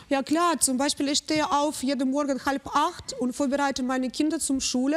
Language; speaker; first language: German; non-native, fluent; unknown